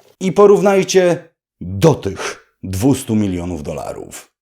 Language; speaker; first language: Polish; native; Polish